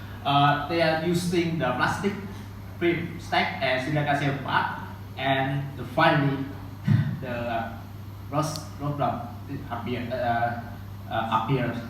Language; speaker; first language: English; non-native, learner; Vietnamese